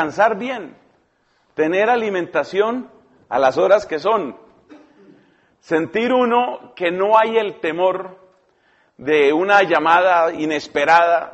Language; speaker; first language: Spanish; native; Spanish